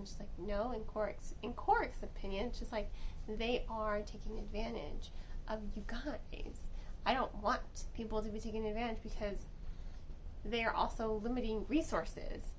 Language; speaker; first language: English; native; English